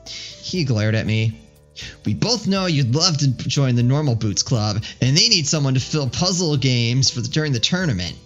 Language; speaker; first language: English; native; English